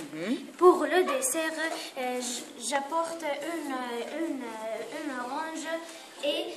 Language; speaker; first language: French; non-native, learner; Arabic